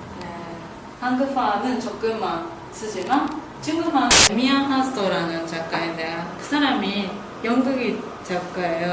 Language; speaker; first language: Korean; non-native, fluent; Japanese